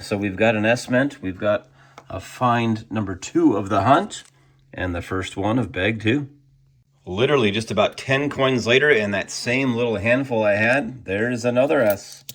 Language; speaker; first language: English; native; English